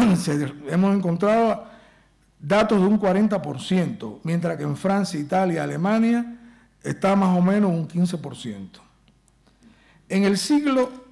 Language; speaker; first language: Spanish; native; Spanish